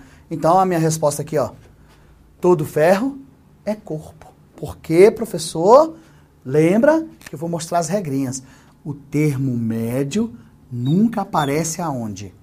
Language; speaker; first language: Portuguese; native; Portuguese